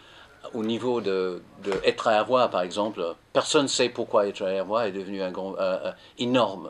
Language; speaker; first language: French; non-native, fluent; English